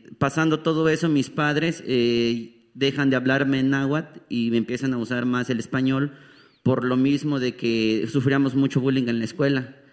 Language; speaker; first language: Spanish; non-native, local second language; Nahuatl languages